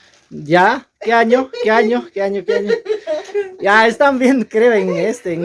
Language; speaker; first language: Spanish; native; Spanish